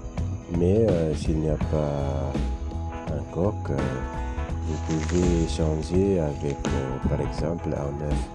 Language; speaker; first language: French; non-native, fluent; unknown